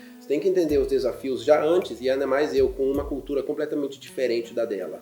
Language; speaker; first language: Portuguese; non-native, fluent; German